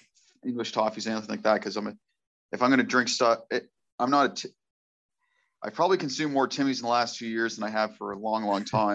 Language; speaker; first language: English; native; English